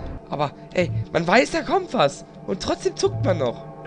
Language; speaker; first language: German; native; German